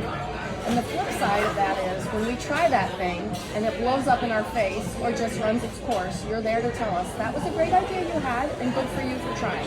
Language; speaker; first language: English; native; English